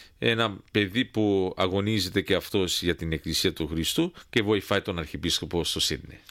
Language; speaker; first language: Greek; early bilingual, heritage; Greek